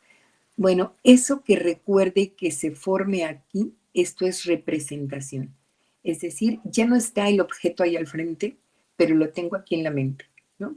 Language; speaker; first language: Spanish; native; Spanish